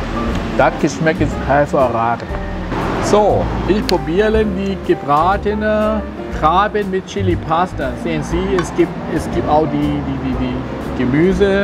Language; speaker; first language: German; non-native, learner; Thai